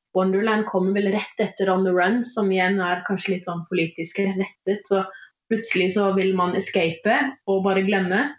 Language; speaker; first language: Norwegian; native; Norwegian